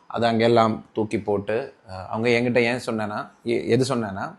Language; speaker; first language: Tamil; non-native, local second language; Malayalam